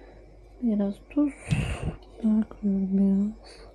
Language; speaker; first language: Turkish; non-native, learner; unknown